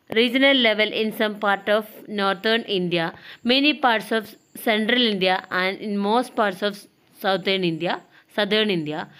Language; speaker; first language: English; non-native, local second language; Malayalam